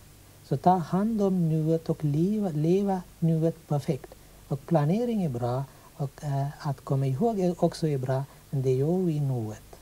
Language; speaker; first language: Swedish; non-native, fluent; Sinhala